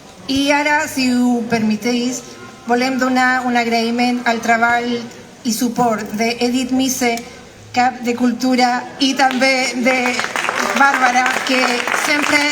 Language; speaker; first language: Catalan; non-native, fluent; Spanish